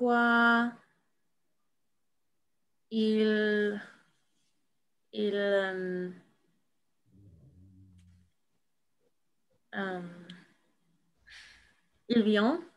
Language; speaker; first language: French; non-native, learner; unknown